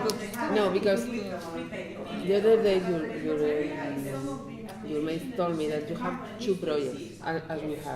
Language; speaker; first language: English; non-native, learner; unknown